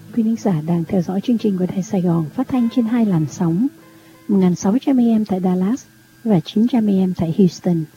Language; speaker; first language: Vietnamese; native; Vietnamese